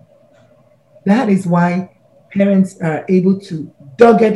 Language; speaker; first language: English; non-native, local second language; Igbo